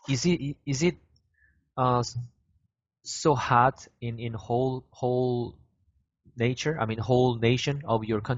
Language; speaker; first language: English; non-native, learner; Korean